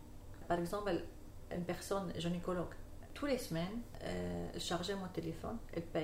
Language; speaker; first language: French; non-native, learner; Arabic